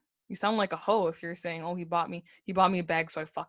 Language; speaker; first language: English; native; English